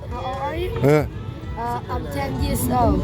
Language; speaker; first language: English; non-native, learner; Vietnamese